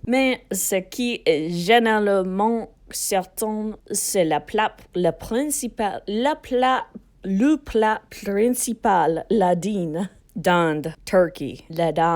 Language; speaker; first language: French; non-native, learner; English